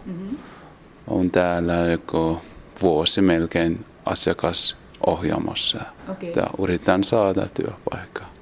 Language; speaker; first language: Finnish; non-native, learner; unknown